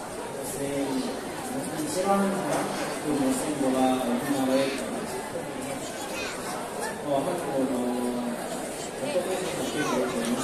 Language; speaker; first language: Korean; non-native, learner; Indonesian